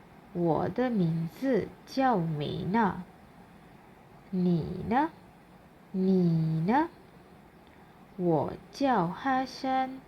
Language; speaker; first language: Chinese; non-native, fluent; Malay